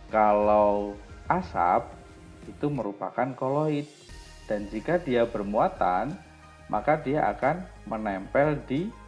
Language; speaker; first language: Indonesian; native; Indonesian